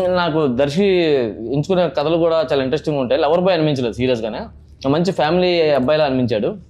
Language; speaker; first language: Telugu; native; Telugu